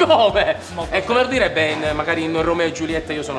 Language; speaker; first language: Italian; native; Italian